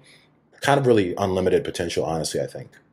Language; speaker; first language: English; native; English